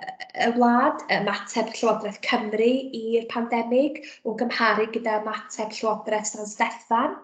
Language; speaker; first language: Welsh; native; Welsh